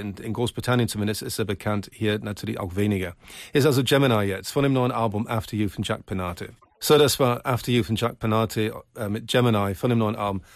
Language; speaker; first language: German; native; German